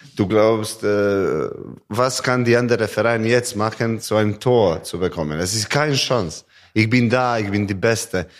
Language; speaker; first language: German; non-native, learner; Serbian